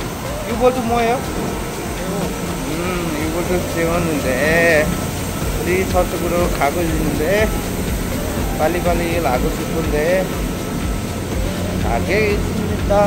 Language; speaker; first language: Korean; non-native, learner; Nepali